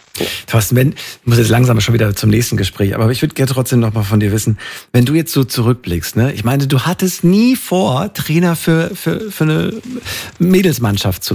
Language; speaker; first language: German; native; German